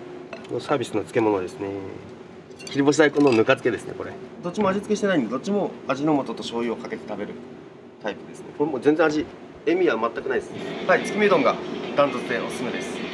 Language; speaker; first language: Japanese; native; Japanese